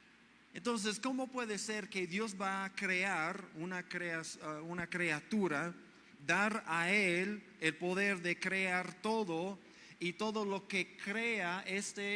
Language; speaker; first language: Spanish; non-native, fluent; English